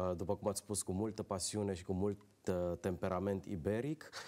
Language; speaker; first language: Romanian; native; Romanian